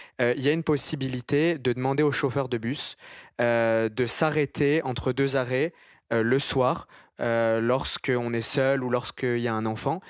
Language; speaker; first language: French; native; French